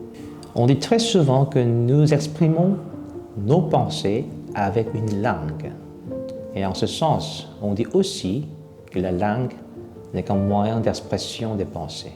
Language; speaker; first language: French; non-native, fluent; Korean